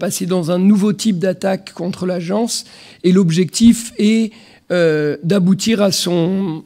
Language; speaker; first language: French; native; French